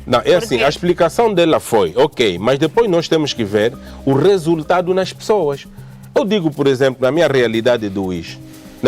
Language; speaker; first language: Portuguese; native; Portuguese